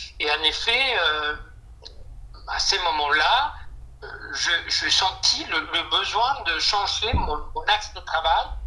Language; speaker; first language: French; non-native, fluent; Spanish